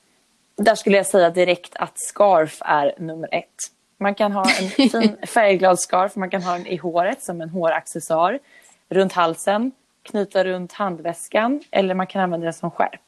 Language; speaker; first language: Swedish; native; Swedish